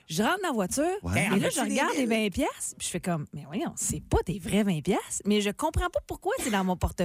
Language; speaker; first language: French; native; French